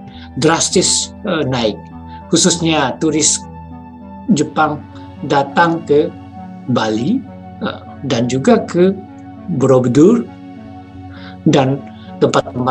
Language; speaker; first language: Indonesian; non-native, fluent; Japanese